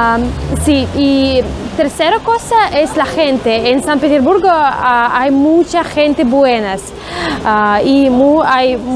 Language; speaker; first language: Spanish; non-native, learner; Russian